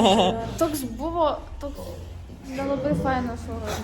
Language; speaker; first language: Lithuanian; native; Lithuanian